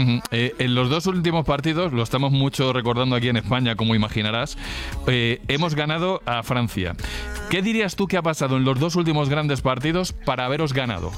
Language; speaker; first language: Spanish; native; Spanish